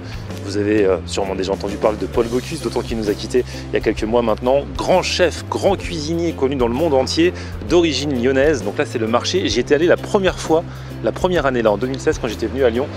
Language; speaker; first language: French; native; French